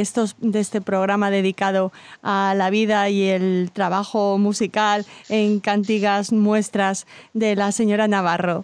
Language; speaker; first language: Spanish; native; Spanish